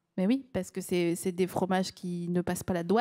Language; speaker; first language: French; native; French